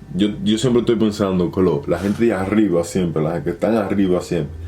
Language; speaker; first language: Spanish; early bilingual, heritage; Spanish